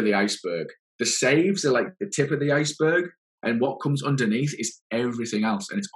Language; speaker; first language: English; native; English